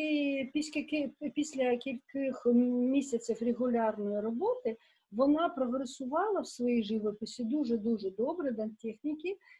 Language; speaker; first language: Ukrainian; non-native, local second language; Russian